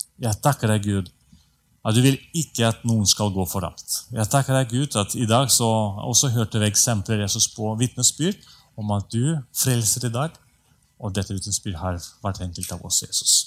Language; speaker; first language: Norwegian; non-native, fluent; Russian